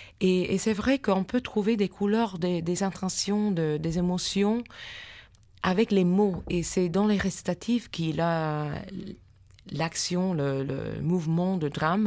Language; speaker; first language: French; non-native, fluent; English